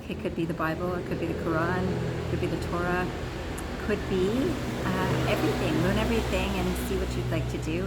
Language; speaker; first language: English; native; English